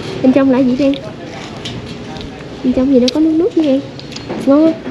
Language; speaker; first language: Vietnamese; native; Vietnamese